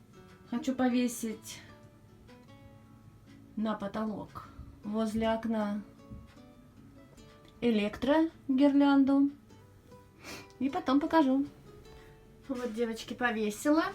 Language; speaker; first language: Russian; native; Russian